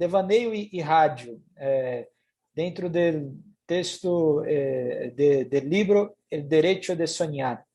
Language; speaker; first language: Spanish; non-native, fluent; Portuguese